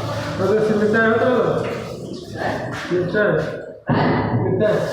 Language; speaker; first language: Hindi; non-native, learner; Bangla